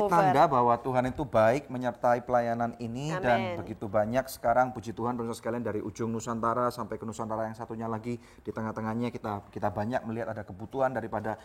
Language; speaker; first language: Indonesian; native; Indonesian